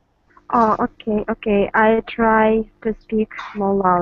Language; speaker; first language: English; non-native, learner; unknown